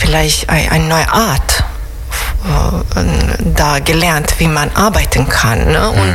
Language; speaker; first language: German; non-native, fluent; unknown